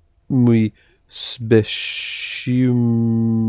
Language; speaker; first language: Russian; non-native, learner; English